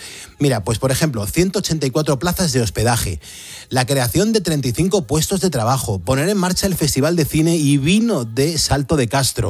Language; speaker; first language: Spanish; native; Spanish